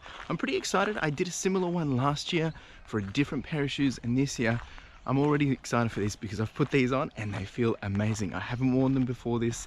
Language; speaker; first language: English; native; English